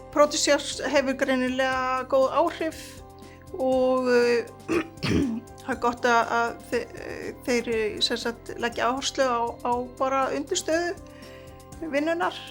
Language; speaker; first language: Icelandic; native; Icelandic